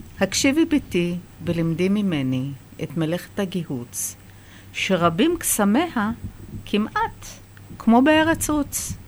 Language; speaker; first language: Hebrew; early bilingual, other home language; Persian